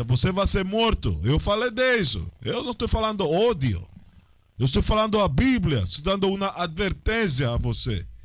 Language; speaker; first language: Portuguese; non-native, learner; Spanish